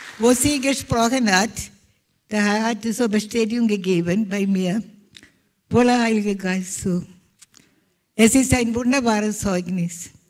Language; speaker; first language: German; non-native, fluent; Malayalam